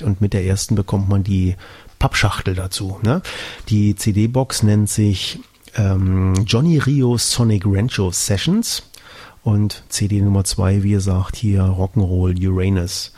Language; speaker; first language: German; native; German